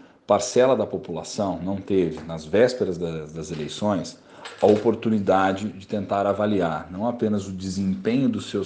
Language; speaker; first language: Portuguese; native; Portuguese